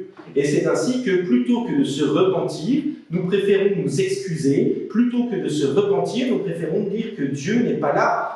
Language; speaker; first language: French; native; French